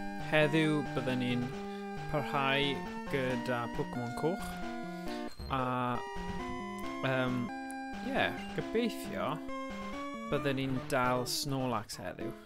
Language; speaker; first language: Welsh; native; Welsh